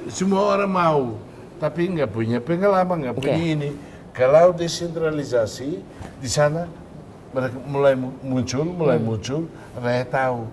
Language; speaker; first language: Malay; non-native, fluent; Tetum